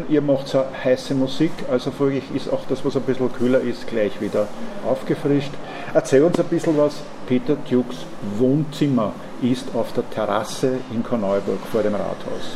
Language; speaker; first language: German; native; German